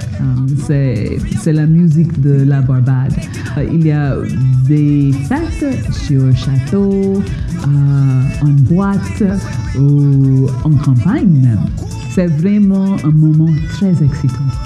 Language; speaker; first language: French; non-native, fluent; English